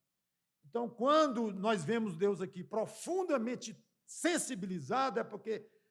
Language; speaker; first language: Portuguese; native; Portuguese